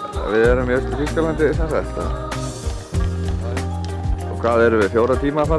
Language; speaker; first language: Icelandic; native; Icelandic